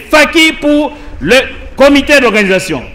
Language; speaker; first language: French; non-native, local second language; Lingala